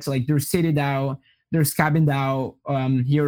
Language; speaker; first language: English; non-native, fluent; Portuguese